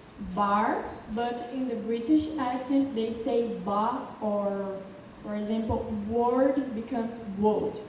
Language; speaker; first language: English; non-native, learner; Portuguese